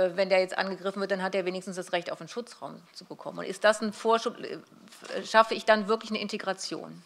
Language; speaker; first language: German; native; German